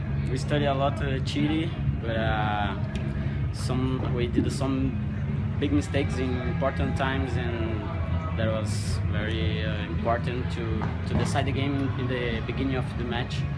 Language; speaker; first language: English; non-native, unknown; Portuguese